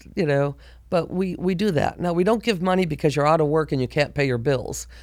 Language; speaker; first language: English; native; English